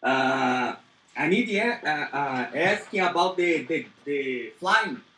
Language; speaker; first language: English; non-native, learner; Portuguese